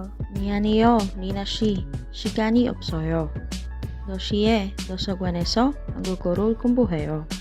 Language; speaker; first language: Korean; non-native, learner; English